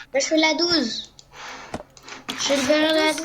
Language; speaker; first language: French; native; French